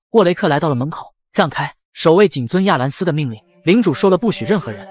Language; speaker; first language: Chinese; native; Chinese